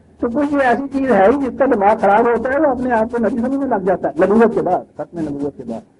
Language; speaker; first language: Urdu; non-native, local second language; Punjabi